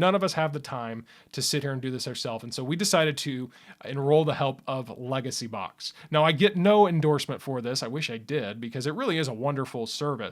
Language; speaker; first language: English; native; English